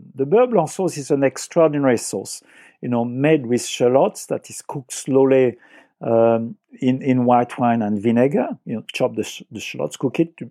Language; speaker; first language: English; non-native, fluent; French